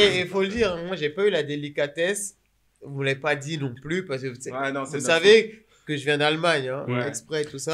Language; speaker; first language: French; native; French